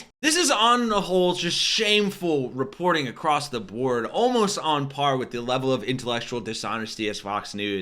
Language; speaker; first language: English; native; English